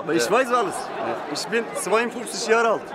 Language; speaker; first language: German; non-native, learner; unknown